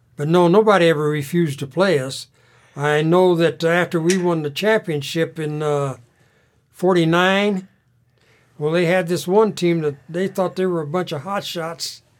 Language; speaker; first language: English; native; English